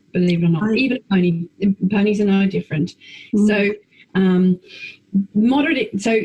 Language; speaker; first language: English; native; English